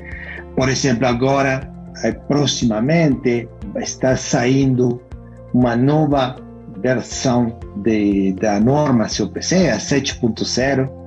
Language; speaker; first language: Portuguese; non-native, fluent; Spanish